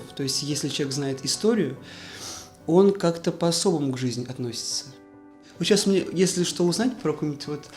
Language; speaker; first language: Russian; native; Russian